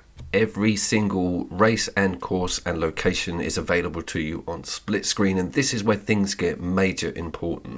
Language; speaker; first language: English; native; English